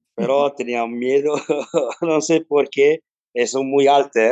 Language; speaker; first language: Spanish; non-native, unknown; Italian